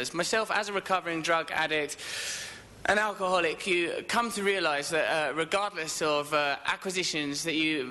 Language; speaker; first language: English; native; English